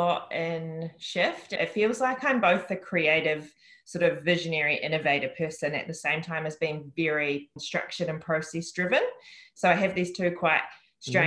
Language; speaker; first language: English; native; English